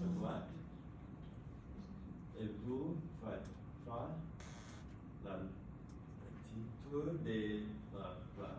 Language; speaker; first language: French; non-native, learner; English